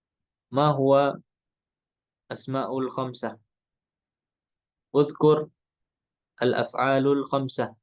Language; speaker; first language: Arabic; non-native, fluent; Indonesian